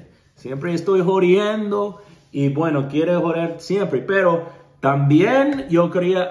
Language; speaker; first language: Spanish; non-native, learner; English